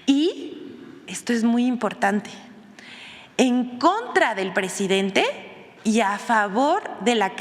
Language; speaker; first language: Spanish; native; Spanish